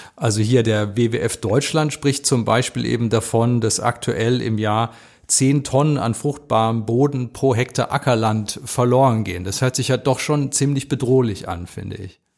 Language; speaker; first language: German; native; German